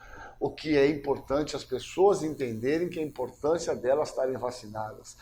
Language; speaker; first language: Portuguese; native; Portuguese